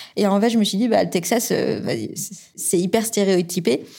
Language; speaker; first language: French; native; French